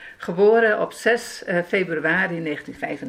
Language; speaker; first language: Dutch; native; Dutch